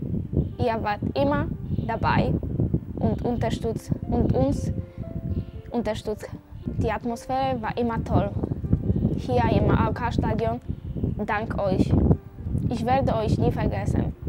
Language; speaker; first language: German; non-native, fluent; Polish